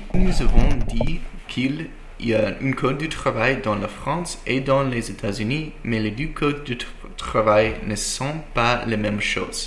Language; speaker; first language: French; non-native, learner; English